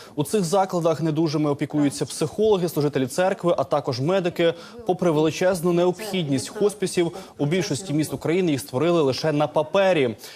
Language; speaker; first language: Ukrainian; native; Ukrainian